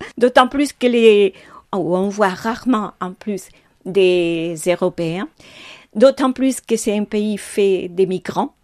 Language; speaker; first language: French; non-native, fluent; Spanish